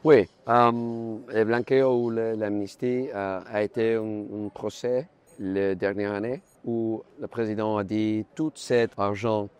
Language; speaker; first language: French; non-native, learner; Spanish